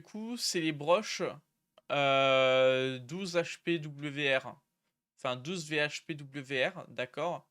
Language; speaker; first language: French; native; French